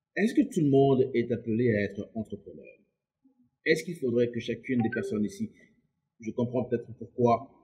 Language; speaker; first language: French; non-native, local second language; Lingala